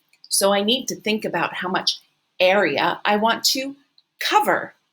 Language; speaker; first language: English; native; English